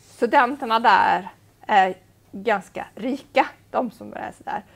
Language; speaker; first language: Swedish; non-native, fluent; Italian